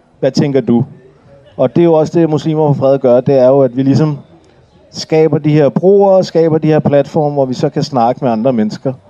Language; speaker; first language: Danish; early bilingual, other home language; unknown